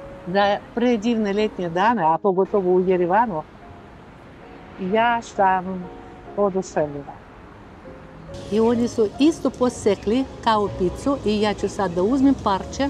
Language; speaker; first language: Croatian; non-native, fluent; Russian